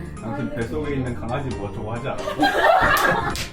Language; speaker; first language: Korean; native; Korean